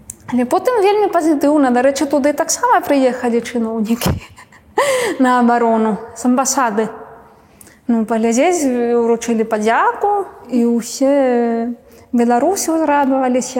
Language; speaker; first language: Belarusian; non-native, fluent; Spanish